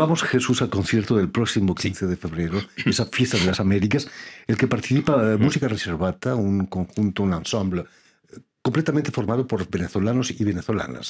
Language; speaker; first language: Spanish; native; Spanish